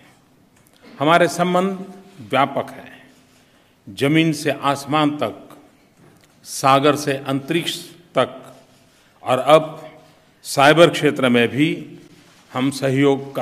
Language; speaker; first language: Hindi; non-native, local second language; Gujarati